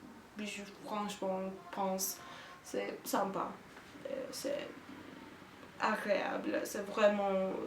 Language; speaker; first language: French; non-native, learner; Turkish